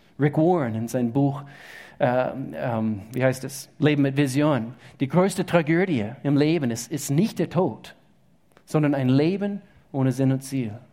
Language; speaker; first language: German; non-native, fluent; English